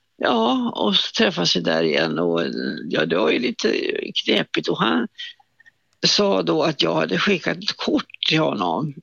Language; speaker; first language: Swedish; native; Swedish